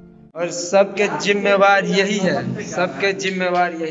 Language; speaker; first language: Hindi; non-native, local second language; Bhojpuri